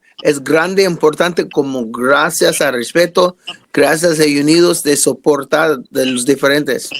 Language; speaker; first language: Spanish; non-native, learner; English